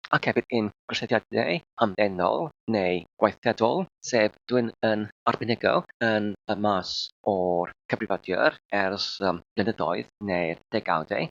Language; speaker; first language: Welsh; non-native, learner; Filipino